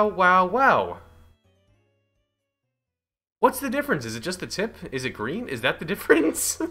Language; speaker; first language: English; native; English